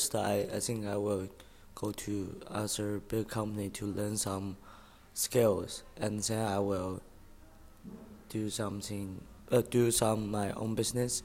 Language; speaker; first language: English; non-native, learner; Chinese